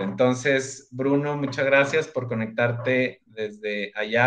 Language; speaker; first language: Spanish; native; Spanish